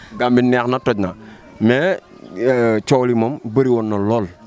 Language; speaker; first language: Wolof; native; Wolof